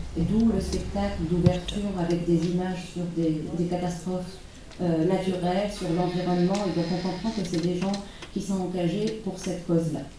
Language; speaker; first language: French; non-native, local second language; Arabic